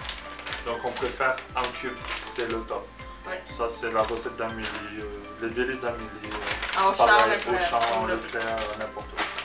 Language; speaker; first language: French; native; French